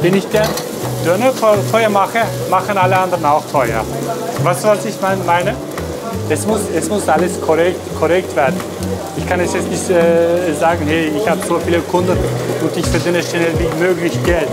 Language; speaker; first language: German; non-native, fluent; Turkish